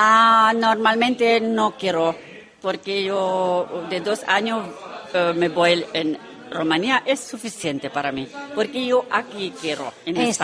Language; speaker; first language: Spanish; non-native, learner; Romanian